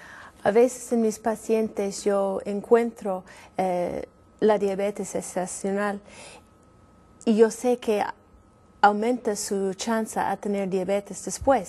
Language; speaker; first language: Spanish; non-native, fluent; English